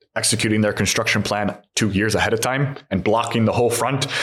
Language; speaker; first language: English; native; English